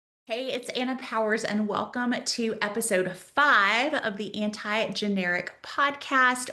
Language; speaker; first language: English; native; English